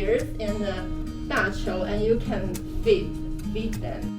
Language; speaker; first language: English; non-native, learner; Chinese